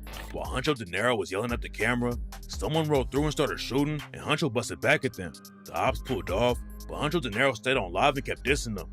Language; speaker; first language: English; native; English